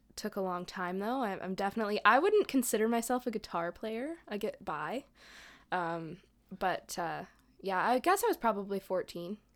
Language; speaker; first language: English; native; English